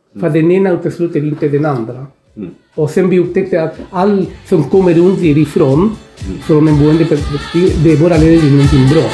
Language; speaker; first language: Swedish; non-native, fluent; Spanish